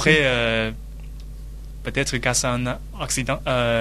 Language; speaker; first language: French; non-native, learner; Chinese